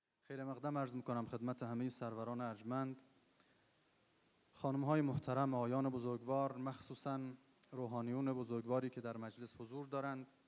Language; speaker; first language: Persian; native; Persian